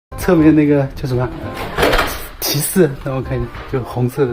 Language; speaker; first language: Chinese; native; Chinese